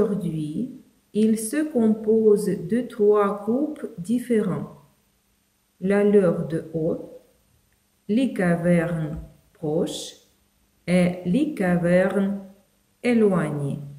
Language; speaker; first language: French; non-native, fluent; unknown